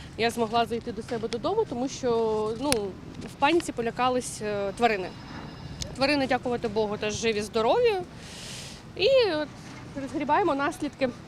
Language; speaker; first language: Ukrainian; non-native, local second language; Russian